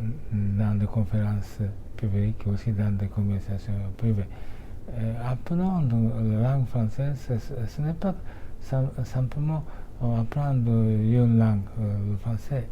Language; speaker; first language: French; non-native, fluent; Japanese